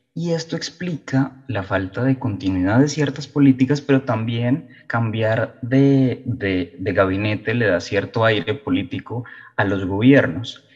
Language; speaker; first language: Spanish; native; Spanish